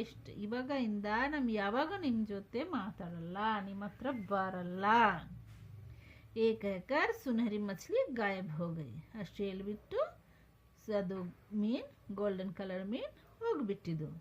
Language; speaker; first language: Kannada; non-native, local second language; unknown